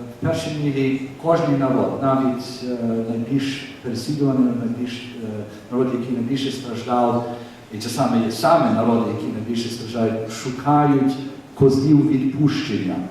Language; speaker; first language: Ukrainian; early bilingual, heritage; Ukrainian